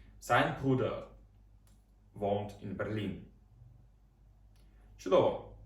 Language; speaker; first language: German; non-native, fluent; Ukrainian